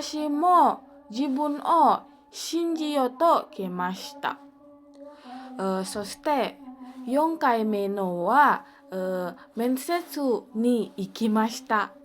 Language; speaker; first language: Japanese; non-native, learner; Indonesian